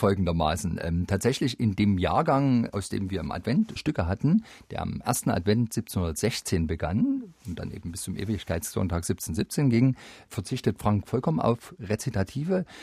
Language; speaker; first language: German; native; German